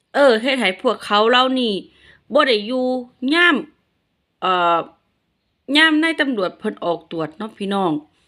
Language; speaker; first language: Thai; native; Thai